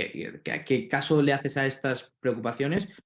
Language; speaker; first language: Spanish; native; Spanish